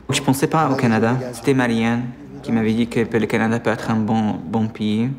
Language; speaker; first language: French; non-native, fluent; Arabic